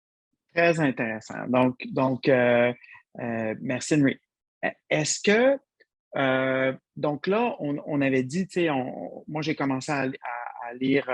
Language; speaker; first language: French; native; French